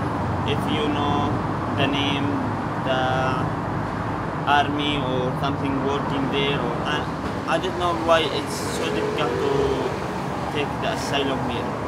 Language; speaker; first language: English; non-native, learner; Arabic